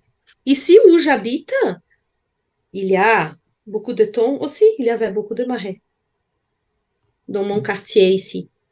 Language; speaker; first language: French; non-native, fluent; Portuguese